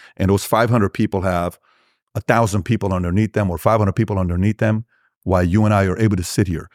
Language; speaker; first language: English; early bilingual, other home language; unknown